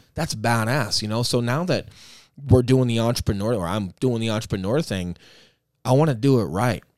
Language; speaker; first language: English; native; English